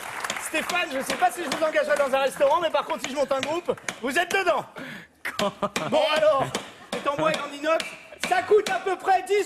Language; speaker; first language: French; native; French